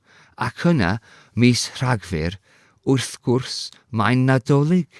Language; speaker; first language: Welsh; non-native, learner; English